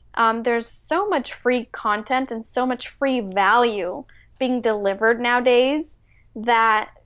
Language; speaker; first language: English; early bilingual, other home language; Spanish